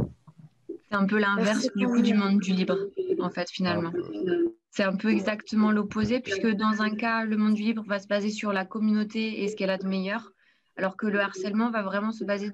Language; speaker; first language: French; native; French